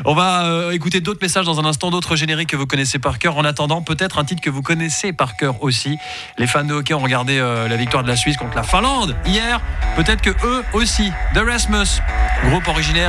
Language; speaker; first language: French; native; French